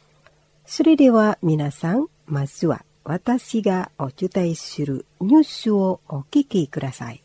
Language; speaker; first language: Japanese; non-native, fluent; Indonesian